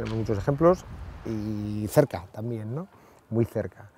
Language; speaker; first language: Spanish; native; Spanish